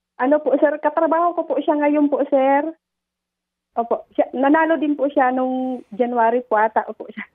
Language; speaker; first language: Filipino; non-native, local second language; Bikol